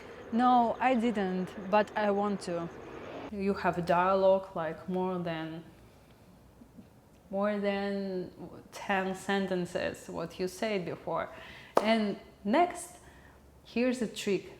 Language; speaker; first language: English; non-native, learner; Russian